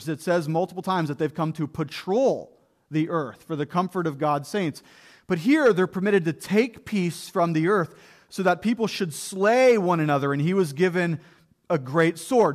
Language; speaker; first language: English; native; English